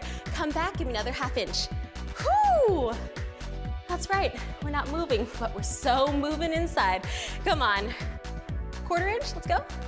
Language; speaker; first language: English; native; English